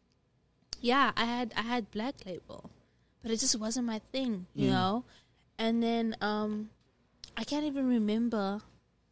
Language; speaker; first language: English; non-native, local second language; Dutch